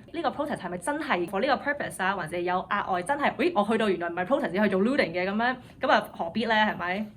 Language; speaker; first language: Cantonese; early bilingual, heritage; Cantonese